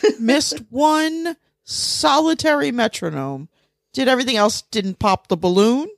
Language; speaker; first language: English; native; English